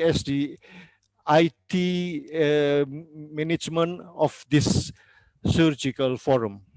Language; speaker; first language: English; non-native, learner; Indonesian